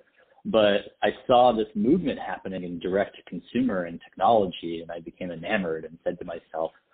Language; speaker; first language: English; native; English